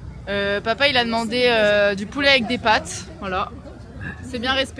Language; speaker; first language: French; native; French